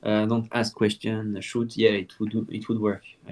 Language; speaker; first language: English; non-native, fluent; French